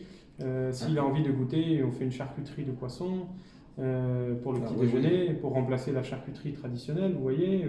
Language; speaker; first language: French; native; French